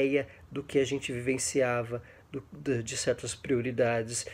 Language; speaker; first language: Portuguese; native; Portuguese